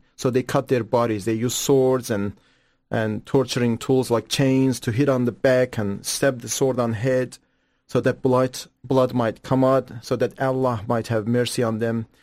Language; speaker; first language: English; non-native, fluent; Persian